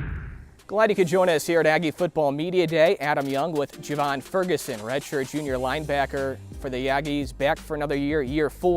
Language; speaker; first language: English; native; English